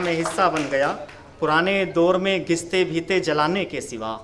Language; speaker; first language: Hindi; native; Hindi